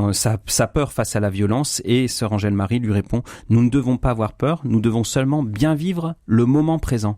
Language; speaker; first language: French; native; French